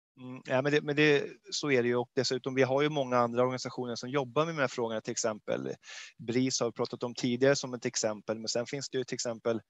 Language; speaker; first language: Swedish; native; Swedish